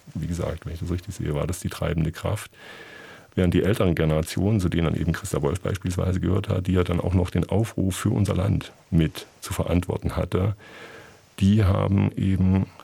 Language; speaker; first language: German; native; German